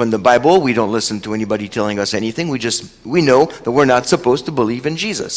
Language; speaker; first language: English; non-native, fluent; French